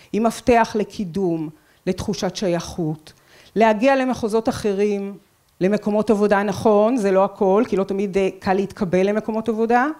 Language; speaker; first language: Hebrew; native; Hebrew